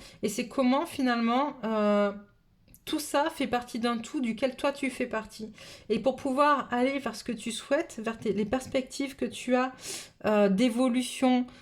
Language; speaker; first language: French; native; French